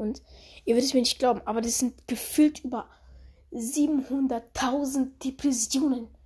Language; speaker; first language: German; early bilingual, other home language; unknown